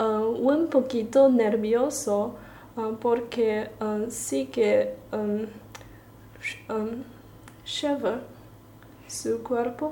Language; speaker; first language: Spanish; non-native, learner; Chinese